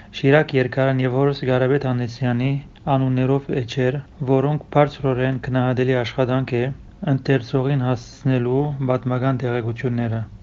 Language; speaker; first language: Armenian; early bilingual, heritage; Armenian